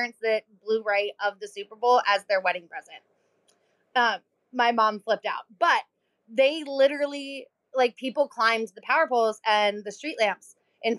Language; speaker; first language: English; native; English